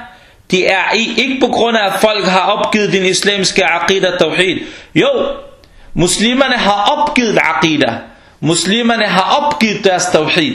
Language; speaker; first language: Danish; early bilingual, other home language; Arabic